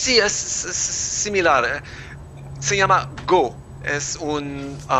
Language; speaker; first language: Spanish; non-native, learner; English